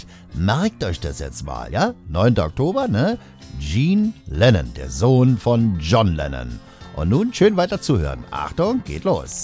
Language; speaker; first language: German; native; German